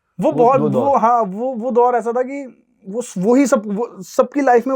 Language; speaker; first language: Hindi; native; Hindi